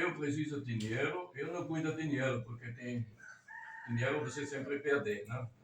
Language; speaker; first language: Portuguese; non-native, learner; German